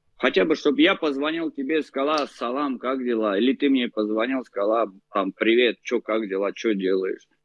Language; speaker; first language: Russian; native; Russian